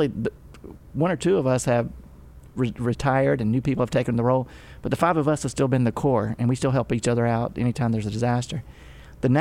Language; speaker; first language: English; native; English